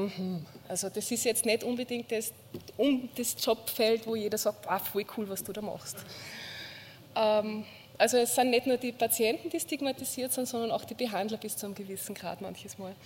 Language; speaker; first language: German; native; German